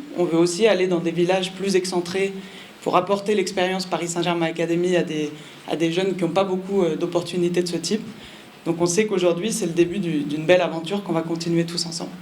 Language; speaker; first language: French; native; French